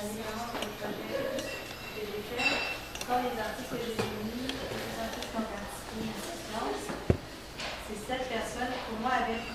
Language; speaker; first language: French; native; French